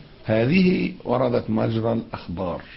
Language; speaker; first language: Arabic; native; Arabic